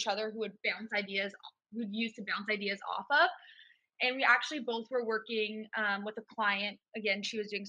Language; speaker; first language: English; native; English